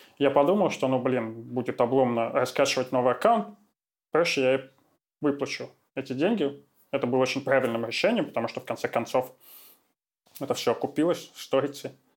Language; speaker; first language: Russian; native; Russian